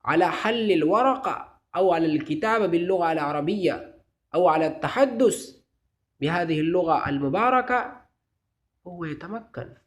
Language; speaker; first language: Arabic; non-native, fluent; Urdu